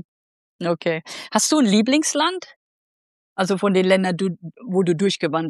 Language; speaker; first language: German; native; German